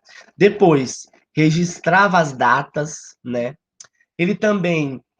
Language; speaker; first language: Portuguese; native; Portuguese